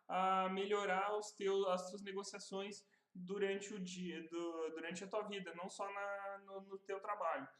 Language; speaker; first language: Portuguese; native; Portuguese